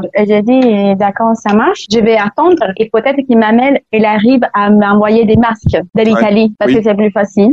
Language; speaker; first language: French; non-native, fluent; Italian